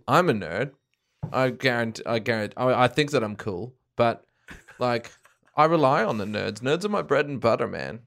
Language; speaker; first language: English; native; English